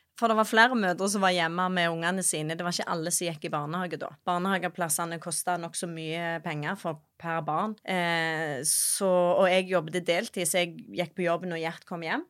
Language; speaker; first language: Norwegian; native; Norwegian